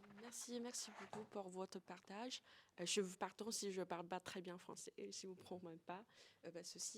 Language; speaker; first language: French; non-native, learner; Chinese